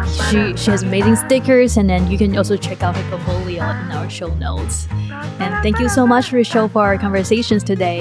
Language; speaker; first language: English; non-native, fluent; Chinese